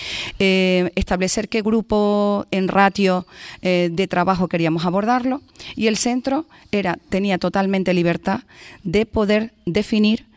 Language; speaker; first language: Spanish; native; Spanish